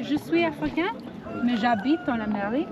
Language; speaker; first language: French; non-native, learner; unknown